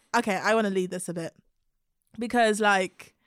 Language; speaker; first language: English; native; English